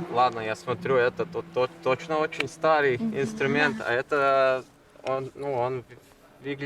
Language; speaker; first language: Russian; non-native, learner; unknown